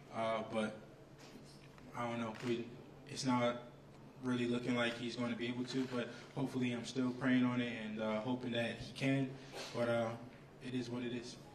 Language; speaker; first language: English; native; English